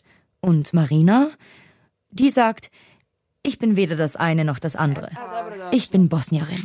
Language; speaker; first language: German; native; German